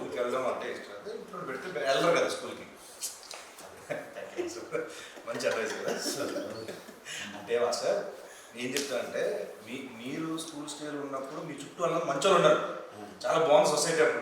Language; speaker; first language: Telugu; native; Telugu